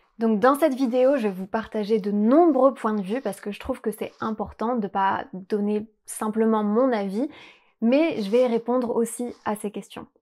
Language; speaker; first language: French; native; French